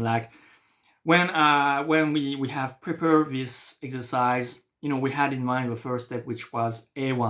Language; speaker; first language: English; non-native, fluent; French